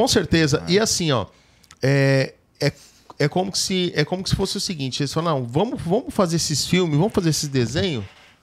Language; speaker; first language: Portuguese; native; Portuguese